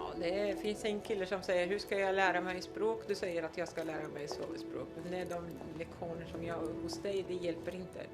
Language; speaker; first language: Swedish; non-native, fluent; Arabic